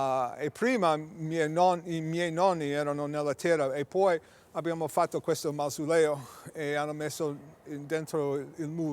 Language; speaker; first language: Italian; early bilingual, heritage; English